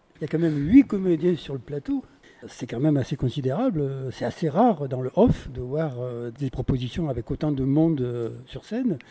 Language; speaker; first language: French; native; French